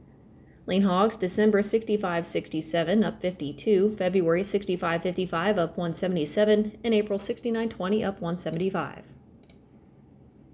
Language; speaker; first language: English; native; English